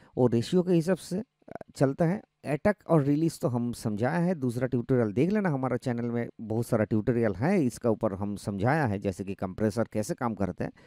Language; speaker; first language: Hindi; non-native, local second language; Bangla